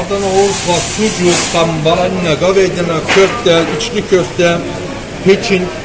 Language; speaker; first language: Russian; non-native, learner; Turkish